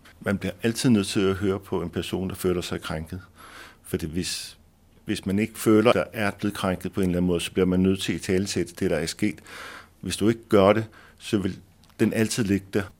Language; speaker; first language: Danish; native; Danish